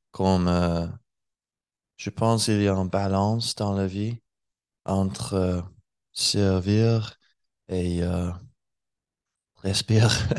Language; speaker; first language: French; non-native, learner; English